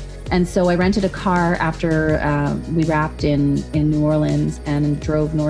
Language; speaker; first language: English; native; English